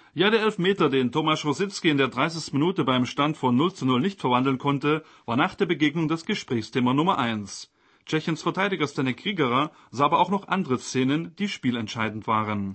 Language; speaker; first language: German; native; German